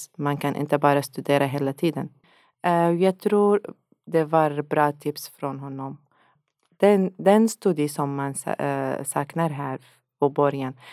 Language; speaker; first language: Swedish; non-native, learner; Arabic